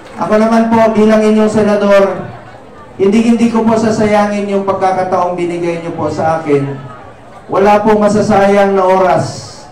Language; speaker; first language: Filipino; non-native, local second language; Cebuano